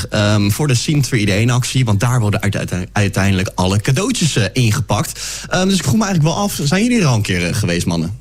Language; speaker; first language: Dutch; native; Dutch